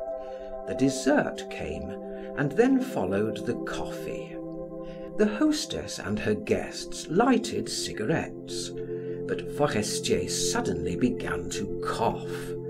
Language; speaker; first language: English; native; English